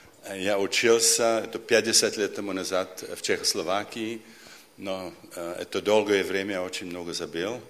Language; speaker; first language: Russian; non-native, learner; Czech